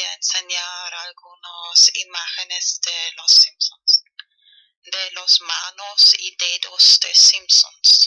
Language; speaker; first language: Spanish; non-native, fluent; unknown